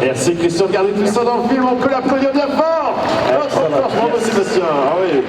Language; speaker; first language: French; native; French